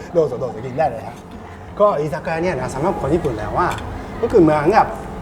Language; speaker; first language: Thai; non-native, fluent; Japanese